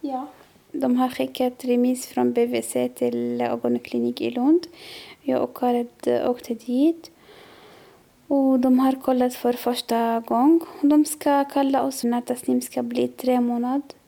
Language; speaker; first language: Swedish; non-native, learner; Arabic